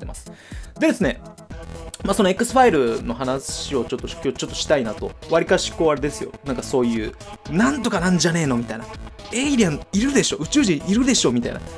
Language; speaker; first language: Japanese; native; Japanese